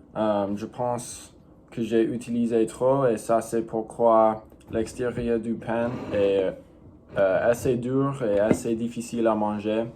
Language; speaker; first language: French; non-native, learner; English